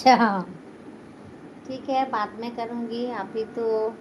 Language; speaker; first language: Hindi; non-native, learner; Bangla